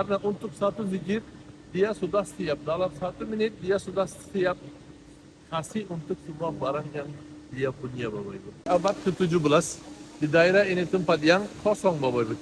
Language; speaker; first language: Indonesian; non-native, fluent; Turkish